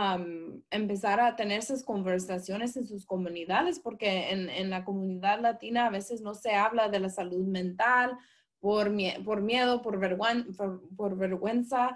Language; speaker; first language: Spanish; early bilingual, heritage; Spanish